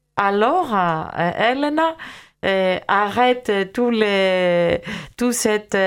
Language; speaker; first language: French; non-native, fluent; Greek